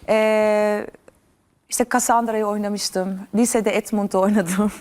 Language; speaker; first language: Turkish; early bilingual, other home language; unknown